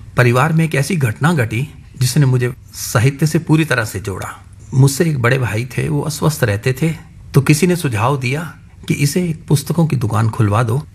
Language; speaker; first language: Hindi; non-native, local second language; Punjabi